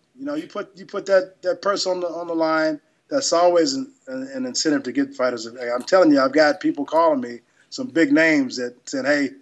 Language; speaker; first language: English; native; English